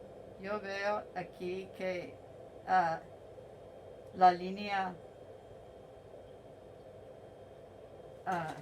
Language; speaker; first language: Spanish; non-native, learner; English